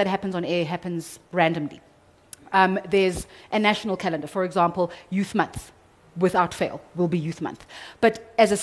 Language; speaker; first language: English; non-native, local second language; Zulu